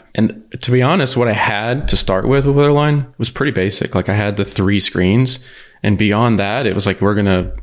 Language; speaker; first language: English; native; English